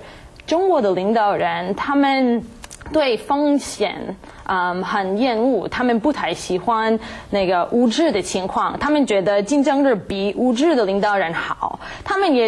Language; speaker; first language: Chinese; non-native, fluent; English